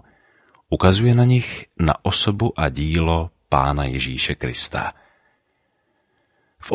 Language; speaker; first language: Czech; native; Czech